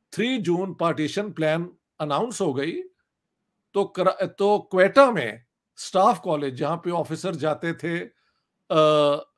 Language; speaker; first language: Urdu; non-native, local second language; Punjabi